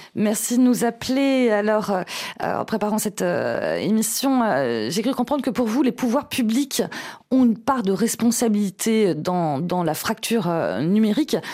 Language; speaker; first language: French; native; French